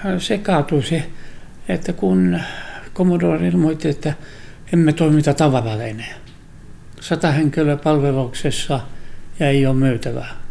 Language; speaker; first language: Finnish; non-native, local second language; Swedish